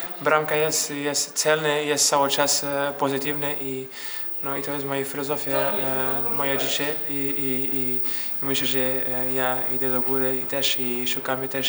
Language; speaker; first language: Polish; non-native, learner; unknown